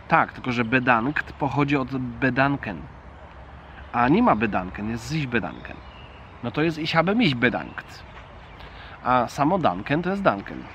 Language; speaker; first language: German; non-native, fluent; Polish